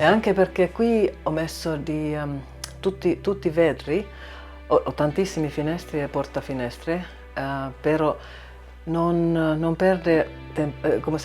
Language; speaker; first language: Italian; non-native, learner; Finnish